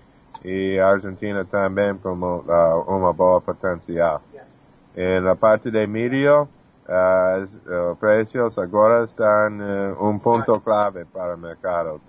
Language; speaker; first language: Portuguese; non-native, fluent; English